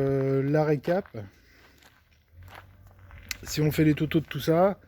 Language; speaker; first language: French; native; French